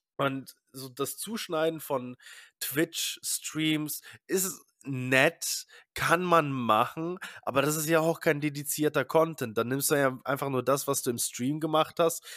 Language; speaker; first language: German; early bilingual, other home language; Polish